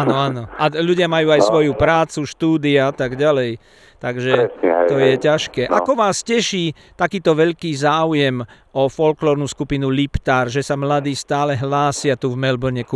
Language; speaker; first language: Slovak; native; Slovak